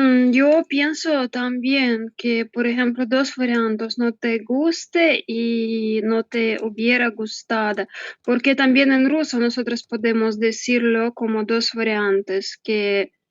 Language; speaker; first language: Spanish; non-native, learner; Russian